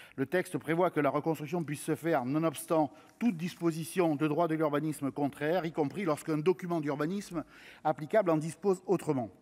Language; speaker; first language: French; native; French